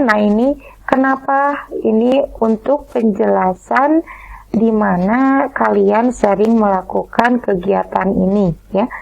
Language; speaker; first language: Indonesian; native; Indonesian